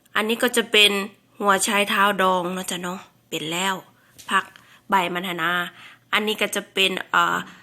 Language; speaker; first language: Thai; native; Thai